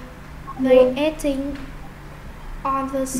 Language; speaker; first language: English; non-native, learner; Vietnamese